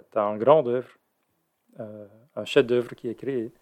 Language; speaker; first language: French; native; French